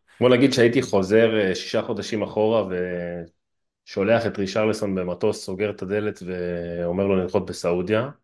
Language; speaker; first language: Hebrew; native; Hebrew